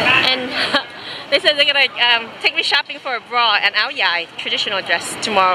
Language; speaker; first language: English; native; English